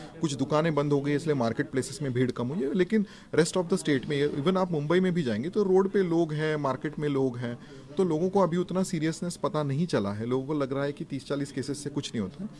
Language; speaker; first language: Hindi; non-native, local second language; Marathi